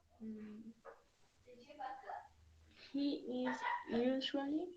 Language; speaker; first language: English; non-native, learner; Spanish